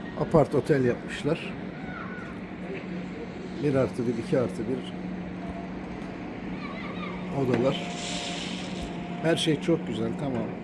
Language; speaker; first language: Turkish; native; Turkish